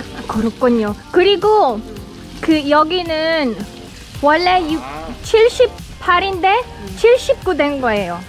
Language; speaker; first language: Korean; non-native, local second language; Filipino